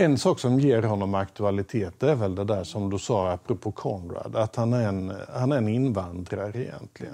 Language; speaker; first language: Swedish; native; Swedish